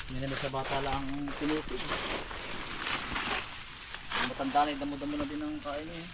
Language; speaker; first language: Filipino; native; Filipino